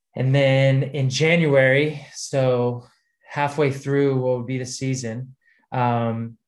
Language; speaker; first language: English; native; English